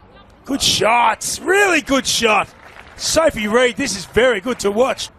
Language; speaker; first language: English; native; English